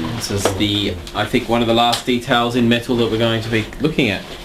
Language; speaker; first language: English; native; English